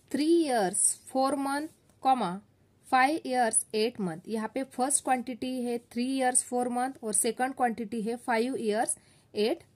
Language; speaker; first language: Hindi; non-native, local second language; Marathi